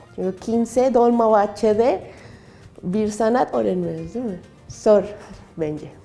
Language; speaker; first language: Turkish; non-native, learner; Spanish